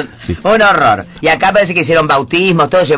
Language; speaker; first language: Spanish; native; Spanish